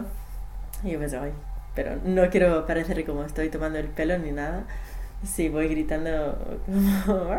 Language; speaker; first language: Spanish; non-native, learner; English